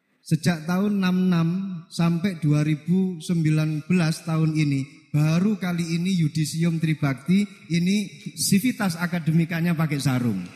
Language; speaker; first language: Indonesian; non-native, local second language; Javanese